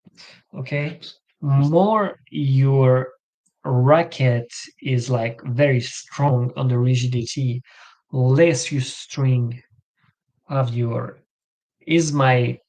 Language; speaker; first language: English; non-native, learner; French